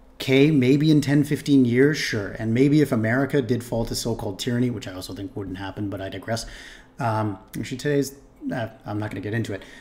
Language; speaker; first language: English; native; English